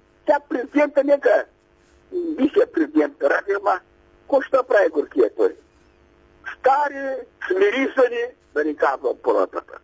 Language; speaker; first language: Bulgarian; native; Bulgarian